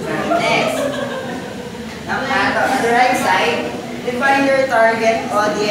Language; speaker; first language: English; non-native, local second language; Filipino